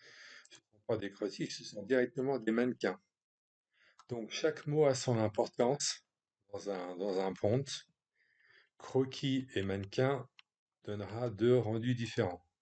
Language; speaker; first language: French; native; French